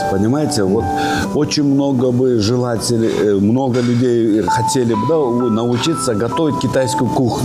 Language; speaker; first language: Russian; non-native, learner; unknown